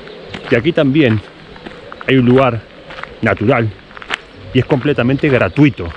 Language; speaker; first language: Spanish; native; Spanish